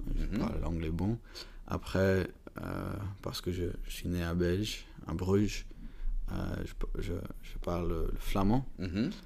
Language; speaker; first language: French; non-native, learner; Dutch